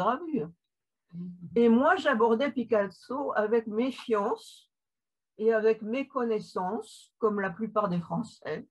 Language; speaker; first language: French; native; French